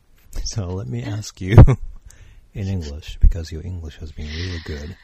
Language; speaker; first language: English; non-native, fluent; Japanese